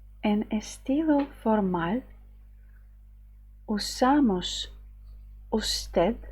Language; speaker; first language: Spanish; non-native, fluent; Ukrainian